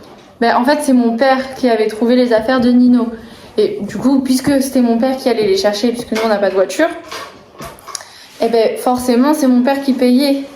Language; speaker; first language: French; native; French